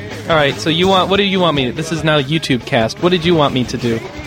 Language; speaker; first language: English; native; English